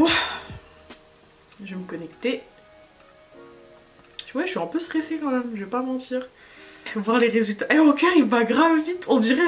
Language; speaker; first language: French; native; French